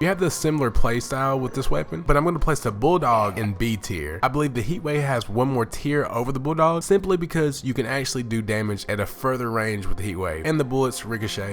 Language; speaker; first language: English; native; English